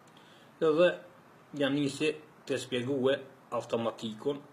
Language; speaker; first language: Albanian; native; Albanian